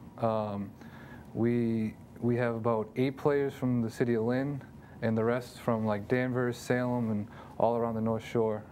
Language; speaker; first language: English; native; English